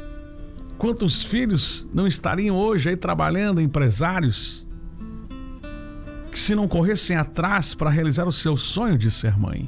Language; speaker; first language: Portuguese; native; Portuguese